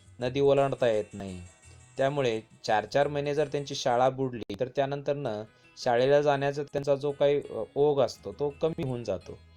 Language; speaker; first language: Marathi; native; Marathi